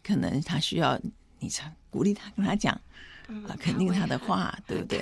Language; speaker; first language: Chinese; native; Chinese